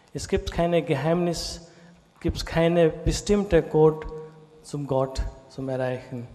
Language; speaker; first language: German; non-native, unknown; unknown